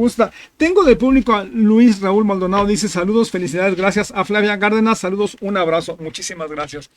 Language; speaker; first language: Spanish; native; Spanish